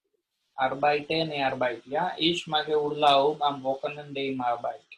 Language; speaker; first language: German; non-native, learner; Gujarati